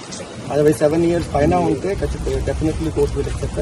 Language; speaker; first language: Telugu; non-native, learner; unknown